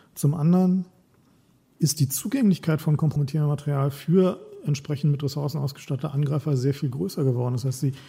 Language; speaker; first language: German; native; German